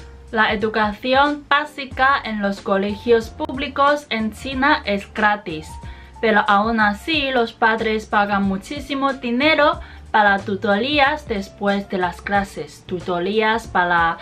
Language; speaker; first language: Spanish; non-native, fluent; Chinese